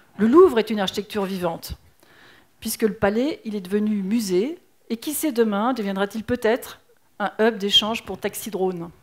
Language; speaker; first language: French; native; French